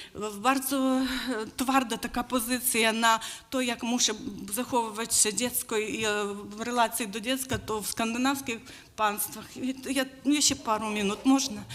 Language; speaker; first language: Polish; non-native, learner; Ukrainian